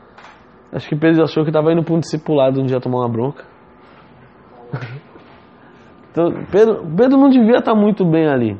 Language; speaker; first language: Portuguese; native; Portuguese